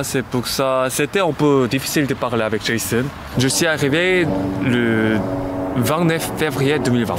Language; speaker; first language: French; non-native, learner; Korean